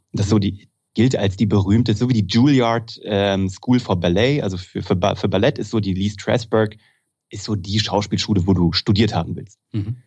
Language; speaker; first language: German; native; German